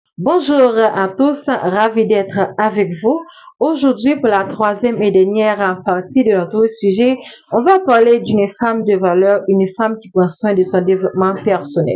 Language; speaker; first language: French; non-native, local second language; Haitian Creole